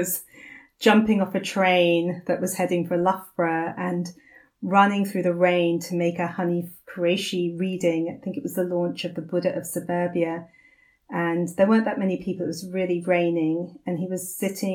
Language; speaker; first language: English; native; English